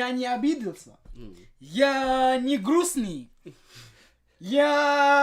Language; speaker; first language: Russian; non-native, fluent; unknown